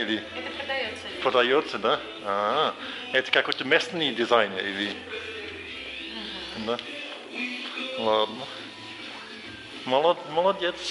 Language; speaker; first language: Russian; non-native, learner; English